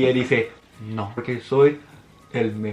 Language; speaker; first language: Spanish; non-native, learner; English